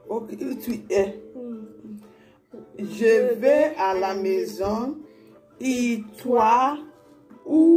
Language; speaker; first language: French; non-native, learner; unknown